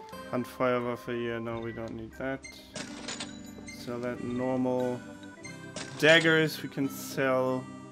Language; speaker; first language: English; non-native, fluent; German